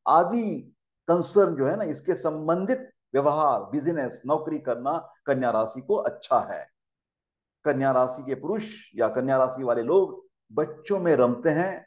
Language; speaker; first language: Hindi; non-native, local second language; Marathi